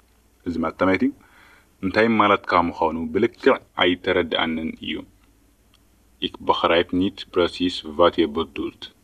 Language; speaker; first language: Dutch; non-native, fluent; Tigrinya